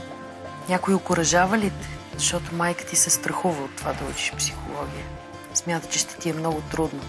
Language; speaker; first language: Bulgarian; native; Bulgarian